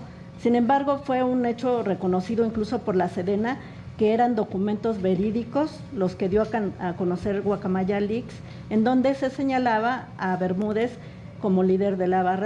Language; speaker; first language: Spanish; native; Spanish